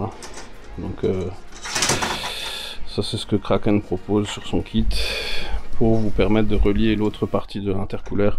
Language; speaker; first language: French; native; French